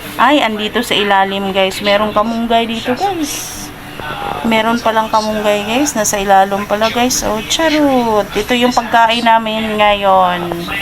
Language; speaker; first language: Filipino; non-native, local second language; Cebuano